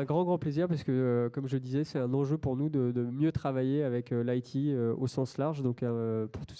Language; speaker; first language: French; native; French